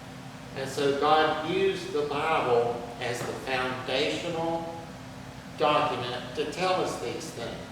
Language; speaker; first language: English; native; English